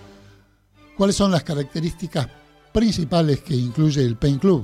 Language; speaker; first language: Spanish; native; Spanish